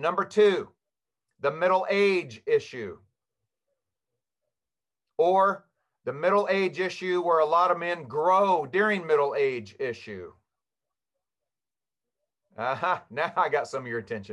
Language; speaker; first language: English; native; English